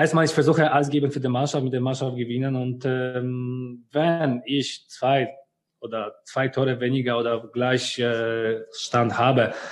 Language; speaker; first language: German; non-native, learner; Polish